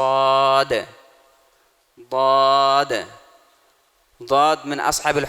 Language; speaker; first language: Arabic; non-native, fluent; Urdu